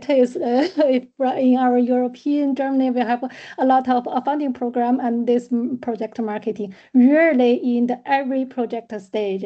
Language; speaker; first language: English; non-native, learner; German